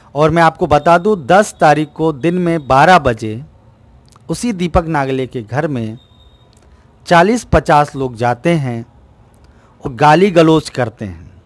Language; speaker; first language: Hindi; native; Hindi